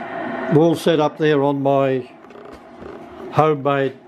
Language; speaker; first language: English; native; English